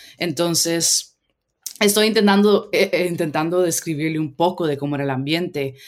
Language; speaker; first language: Spanish; early bilingual, heritage; Spanish